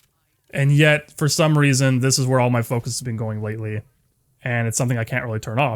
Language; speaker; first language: English; native; English